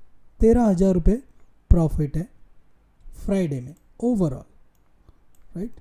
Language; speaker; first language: Hindi; native; Hindi